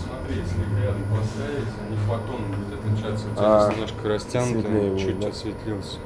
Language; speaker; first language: Russian; native; Russian